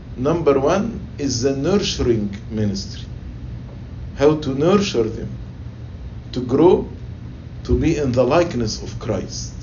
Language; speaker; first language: English; non-native, fluent; Arabic